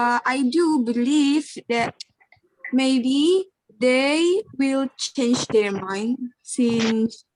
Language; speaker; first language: English; non-native, learner; Indonesian